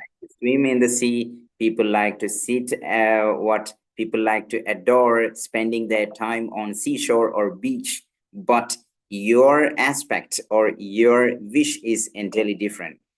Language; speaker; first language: English; non-native, local second language; Malayalam